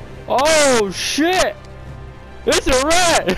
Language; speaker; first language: English; native; English